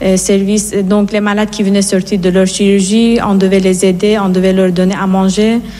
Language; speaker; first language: French; non-native, fluent; Persian